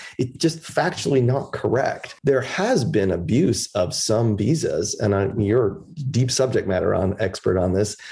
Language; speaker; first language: English; early bilingual, other home language; German